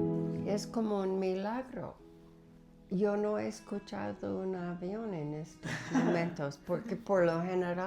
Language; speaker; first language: Spanish; non-native, fluent; English